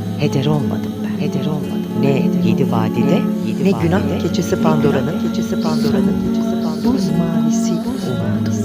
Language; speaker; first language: Turkish; native; Turkish